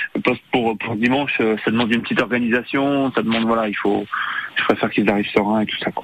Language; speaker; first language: French; native; French